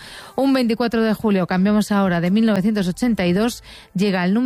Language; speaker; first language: Spanish; native; Spanish